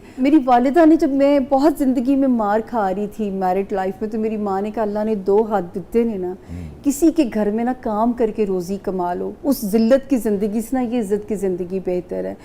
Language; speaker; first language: Urdu; non-native, local second language; Punjabi